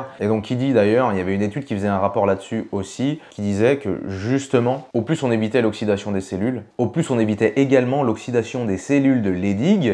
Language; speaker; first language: French; native; French